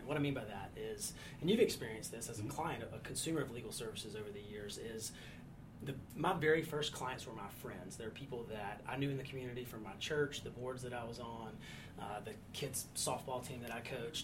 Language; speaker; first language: English; native; English